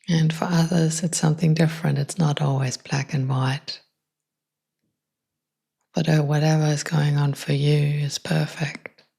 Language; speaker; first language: English; non-native, fluent; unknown